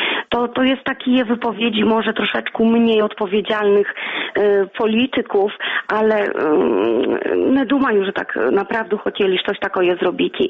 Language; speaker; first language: Polish; non-native, local second language; Belarusian